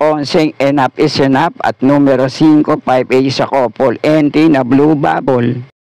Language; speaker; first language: Filipino; native; Filipino